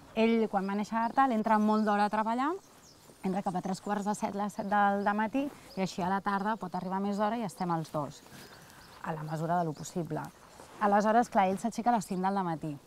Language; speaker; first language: Catalan; native; Catalan